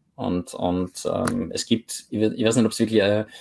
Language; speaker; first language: German; native; German